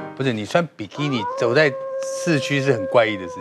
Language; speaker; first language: Chinese; native; Chinese